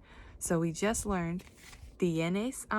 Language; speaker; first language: Spanish; non-native, fluent; English